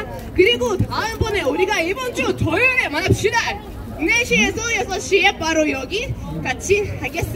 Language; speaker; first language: Korean; non-native, fluent; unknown